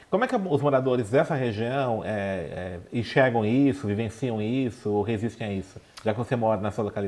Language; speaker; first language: Portuguese; native; Portuguese